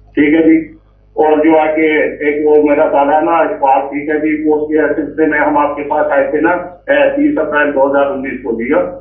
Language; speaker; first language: Urdu; non-native, local second language; Punjabi